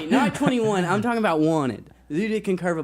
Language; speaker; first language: English; native; English